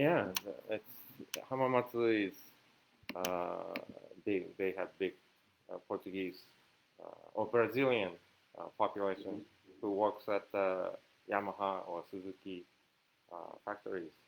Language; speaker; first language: English; non-native, fluent; Japanese